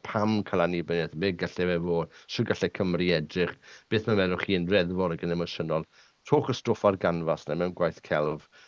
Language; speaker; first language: Welsh; non-native, local second language; English